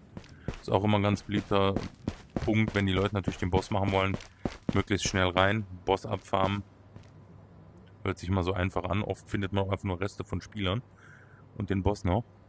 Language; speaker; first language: German; native; German